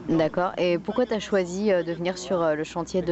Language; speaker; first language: French; native; French